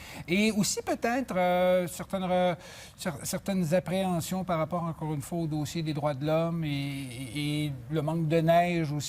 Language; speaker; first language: French; native; French